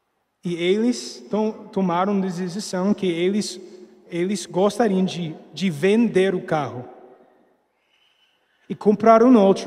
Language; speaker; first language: Portuguese; non-native, fluent; English